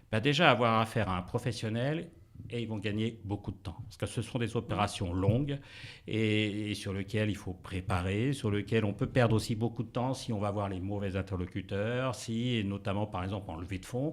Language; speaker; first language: French; native; French